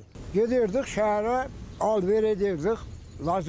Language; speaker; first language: Turkish; native; Turkish